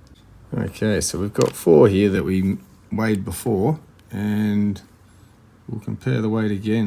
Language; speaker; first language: English; native; English